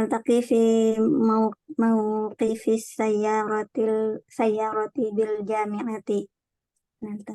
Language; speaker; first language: Arabic; non-native, learner; Indonesian